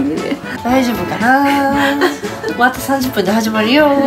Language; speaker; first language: Japanese; native; Japanese